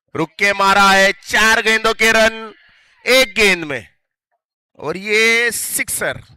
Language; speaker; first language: Hindi; non-native, local second language; Marathi